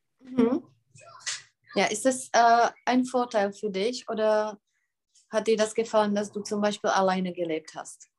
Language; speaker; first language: German; non-native, fluent; Czech